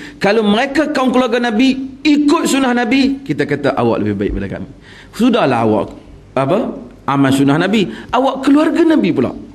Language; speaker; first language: Malay; native; Malay